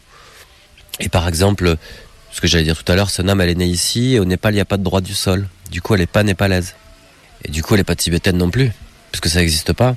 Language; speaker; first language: French; native; French